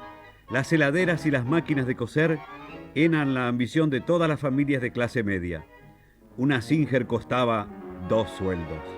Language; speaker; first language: Spanish; native; Spanish